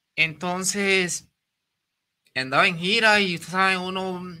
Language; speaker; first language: Spanish; native; Spanish